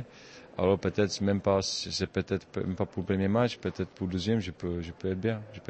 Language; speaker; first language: French; non-native, fluent; Czech